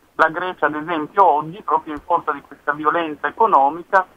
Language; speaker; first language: Italian; native; Italian